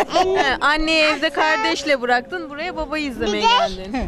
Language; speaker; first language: Turkish; native; Turkish